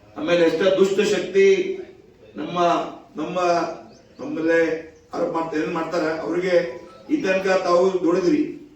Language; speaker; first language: Kannada; non-native, local second language; Lambadi